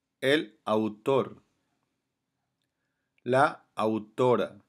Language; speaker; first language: Spanish; non-native, learner; English